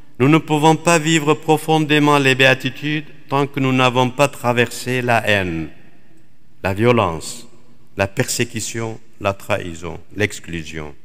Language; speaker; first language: French; non-native, fluent; Assyrian Neo-Aramaic